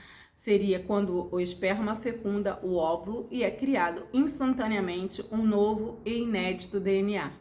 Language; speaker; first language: Portuguese; native; Portuguese